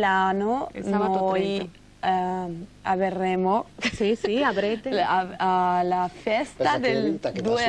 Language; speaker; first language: Italian; non-native, learner; Spanish